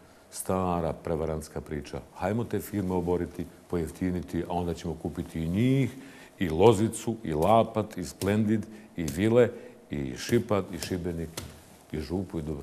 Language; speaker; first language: Bosnian; native; Bosnian